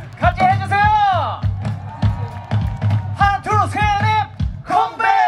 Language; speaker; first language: Korean; non-native, learner; Japanese